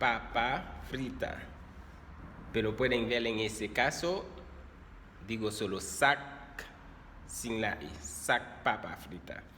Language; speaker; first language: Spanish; non-native, fluent; Haitian Creole